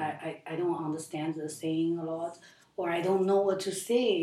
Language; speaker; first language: English; non-native, learner; Chinese